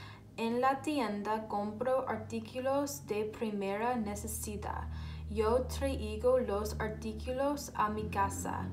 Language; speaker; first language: Spanish; non-native, learner; English